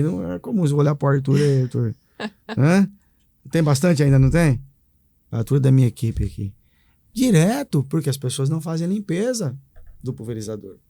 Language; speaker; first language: Portuguese; native; Portuguese